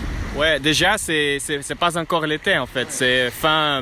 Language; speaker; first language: French; non-native, fluent; Russian